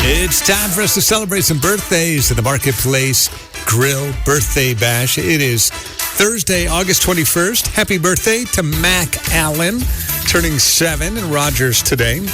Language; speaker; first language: English; native; English